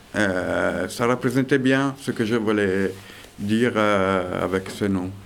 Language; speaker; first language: French; non-native, fluent; Italian